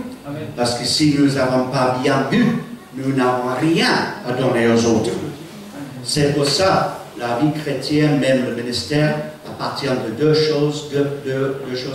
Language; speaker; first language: French; non-native, fluent; English